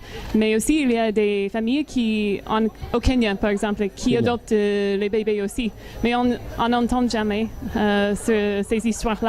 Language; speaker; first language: French; non-native, learner; English